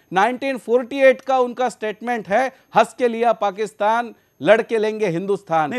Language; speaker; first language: Hindi; native; Hindi